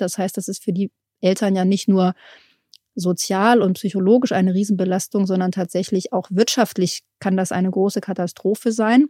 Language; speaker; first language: German; native; German